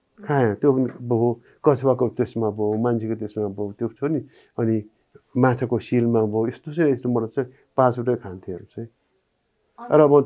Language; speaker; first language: Nepali; non-native, local second language; Newari